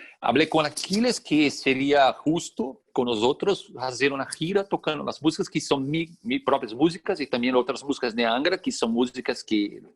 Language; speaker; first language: Spanish; non-native, fluent; Portuguese